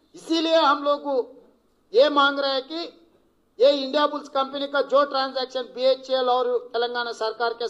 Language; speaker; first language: Hindi; non-native, local second language; Telugu